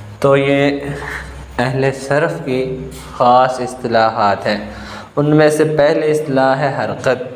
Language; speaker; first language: Urdu; non-native, local second language; Punjabi